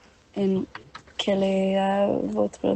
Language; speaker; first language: French; non-native, learner; English